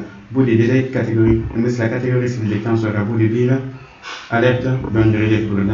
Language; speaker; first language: Turkish; non-native, learner; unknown